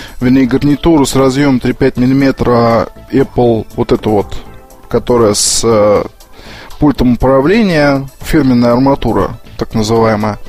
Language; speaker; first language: Russian; native; Russian